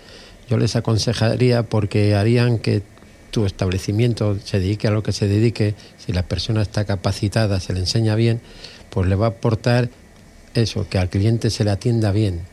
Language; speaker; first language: Spanish; native; Spanish